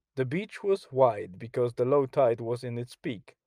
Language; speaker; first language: English; non-native, fluent; Polish